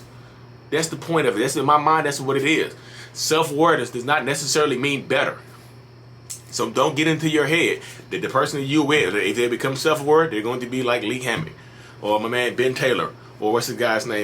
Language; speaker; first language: English; native; English